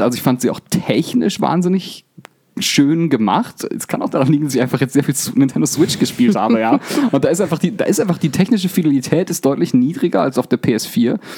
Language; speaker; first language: German; native; German